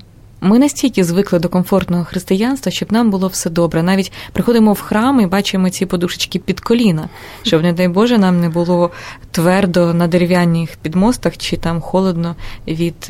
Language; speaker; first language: Ukrainian; native; Ukrainian